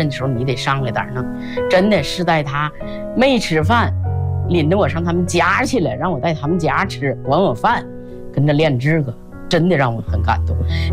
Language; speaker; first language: Chinese; native; Chinese